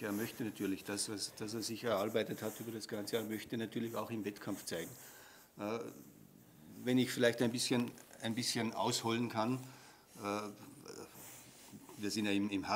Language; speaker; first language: German; native; German